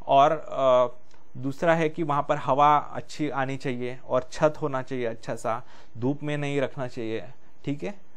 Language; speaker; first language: Hindi; non-native, local second language; Marathi